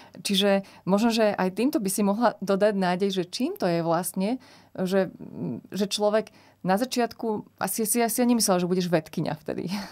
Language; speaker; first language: Slovak; native; Slovak